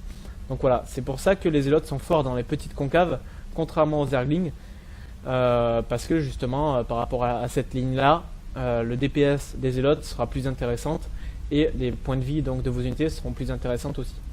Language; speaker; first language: French; native; French